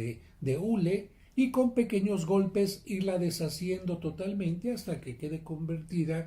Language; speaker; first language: Spanish; native; Spanish